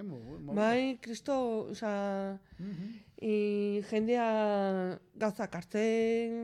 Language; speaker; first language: Basque; non-native, local second language; Spanish